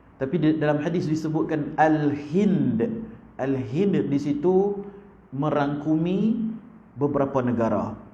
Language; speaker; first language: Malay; native; Malay